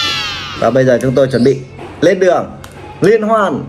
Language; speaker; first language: Vietnamese; native; Vietnamese